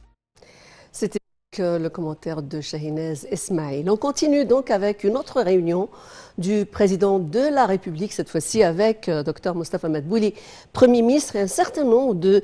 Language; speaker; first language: French; non-native, fluent; Arabic